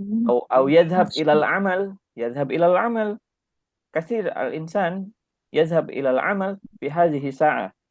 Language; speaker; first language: Arabic; non-native, fluent; Indonesian